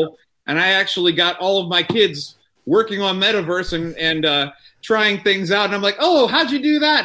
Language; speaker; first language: English; native; English